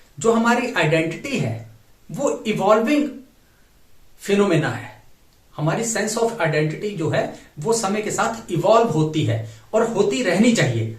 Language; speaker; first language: Hindi; native; Hindi